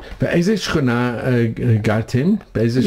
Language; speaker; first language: Hebrew; non-native, learner; English